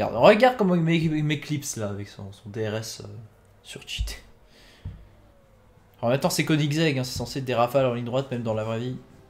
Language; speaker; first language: French; native; French